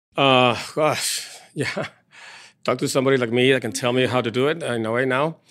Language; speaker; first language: English; non-native, fluent; Spanish